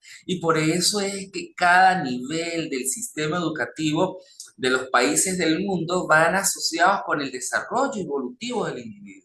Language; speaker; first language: Spanish; native; Spanish